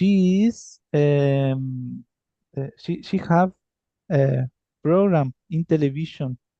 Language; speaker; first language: English; non-native, learner; Spanish